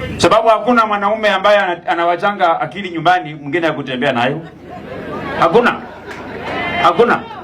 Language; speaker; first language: Swahili; non-native, local second language; Luyia